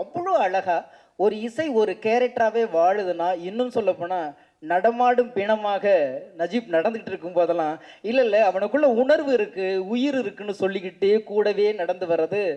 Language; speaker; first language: Tamil; native; Tamil